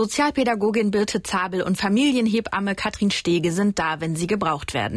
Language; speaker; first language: German; native; German